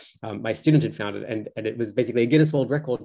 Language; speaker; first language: English; native; English